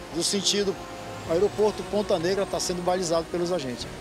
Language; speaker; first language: Portuguese; native; Portuguese